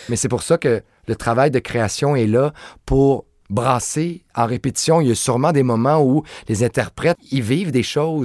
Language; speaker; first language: French; native; French